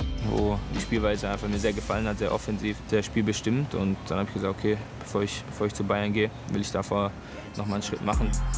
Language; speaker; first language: German; native; German